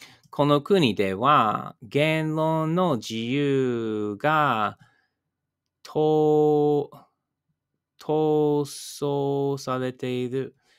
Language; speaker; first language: Japanese; non-native, learner; English